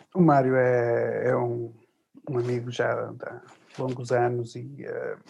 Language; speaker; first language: Portuguese; early bilingual, other home language; English